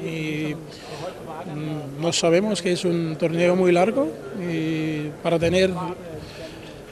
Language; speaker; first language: Spanish; non-native, fluent; Macedonian